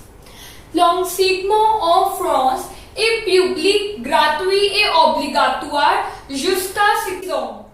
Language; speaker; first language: French; non-native, fluent; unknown